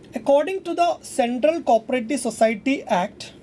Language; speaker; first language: English; non-native, local second language; Malayalam